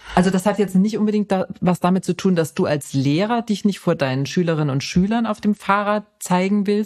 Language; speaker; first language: German; native; German